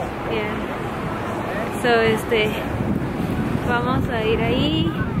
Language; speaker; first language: Spanish; early bilingual, heritage; Spanish